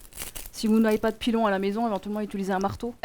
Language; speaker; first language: French; native; French